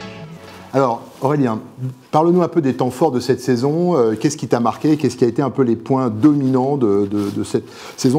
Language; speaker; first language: French; native; French